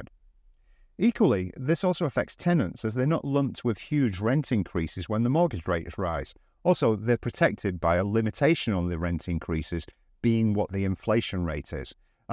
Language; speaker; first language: English; native; English